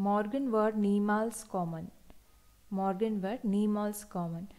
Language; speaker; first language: German; non-native, fluent; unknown